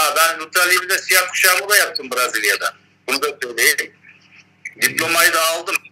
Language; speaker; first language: Turkish; early bilingual, heritage; Turkish